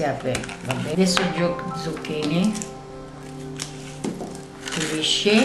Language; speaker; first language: Italian; non-native, learner; Arabic